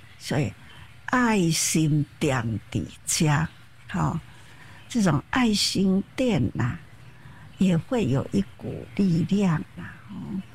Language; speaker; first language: Chinese; non-native, local second language; Min Nan Chinese